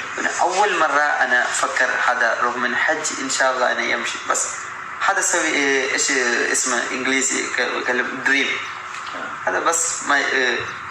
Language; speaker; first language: Arabic; non-native, learner; Malayalam